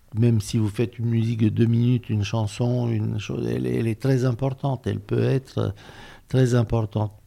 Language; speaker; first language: French; non-native, fluent; Romanian